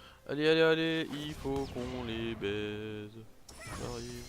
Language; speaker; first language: French; native; French